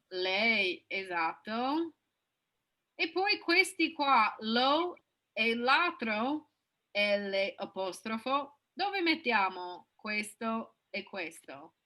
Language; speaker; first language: Italian; non-native, fluent; English